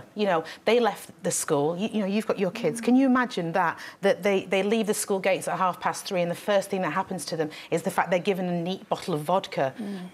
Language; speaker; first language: English; native; English